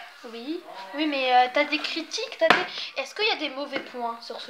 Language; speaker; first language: French; native; French